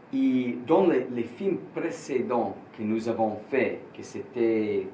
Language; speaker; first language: French; non-native, learner; Italian